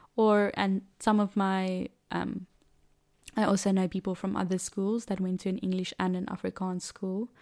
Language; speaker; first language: English; non-native, local second language; Afrikaans